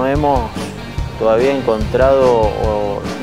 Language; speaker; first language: Spanish; native; Spanish